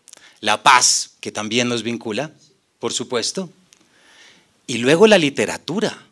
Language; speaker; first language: Spanish; native; Spanish